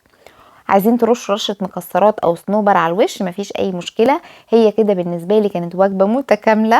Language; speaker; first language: Arabic; native; Arabic